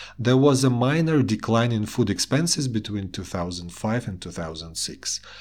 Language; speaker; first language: English; non-native, fluent; Russian